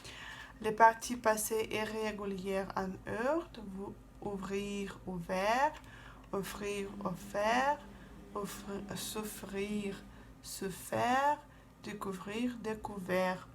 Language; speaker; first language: French; non-native, fluent; Russian